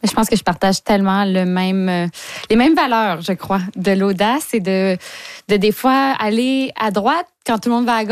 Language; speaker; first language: French; native; French